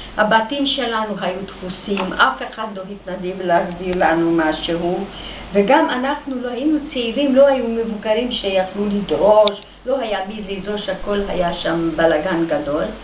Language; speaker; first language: Hebrew; early bilingual, other home language; Hungarian